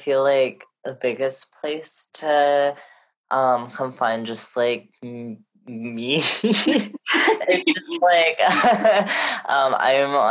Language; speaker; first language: English; native; English